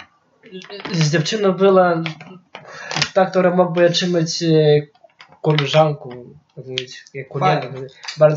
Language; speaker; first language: Polish; non-native, local second language; Lithuanian